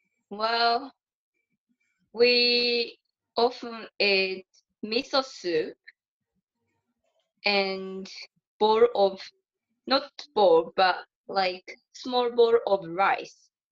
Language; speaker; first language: English; non-native, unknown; Japanese